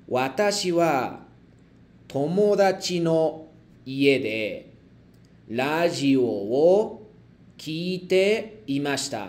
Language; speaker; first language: Japanese; non-native, fluent; Spanish